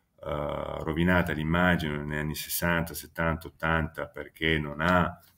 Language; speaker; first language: Italian; native; Italian